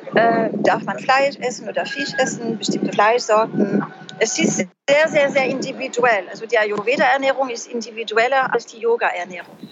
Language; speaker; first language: German; non-native, fluent; French